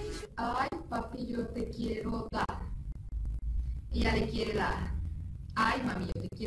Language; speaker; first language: Spanish; native; Spanish